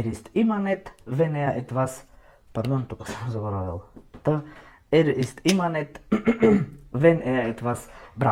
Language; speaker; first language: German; non-native, fluent; Macedonian